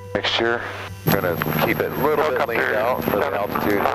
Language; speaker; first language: English; native; English